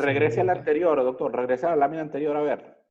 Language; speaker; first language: Spanish; native; Spanish